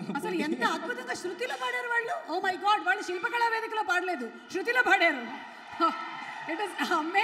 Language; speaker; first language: Telugu; native; Telugu